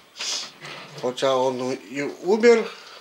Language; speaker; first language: Russian; native; Russian